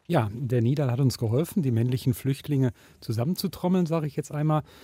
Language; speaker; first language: German; native; German